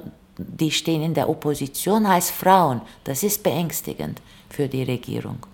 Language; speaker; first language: German; non-native, fluent; Turkish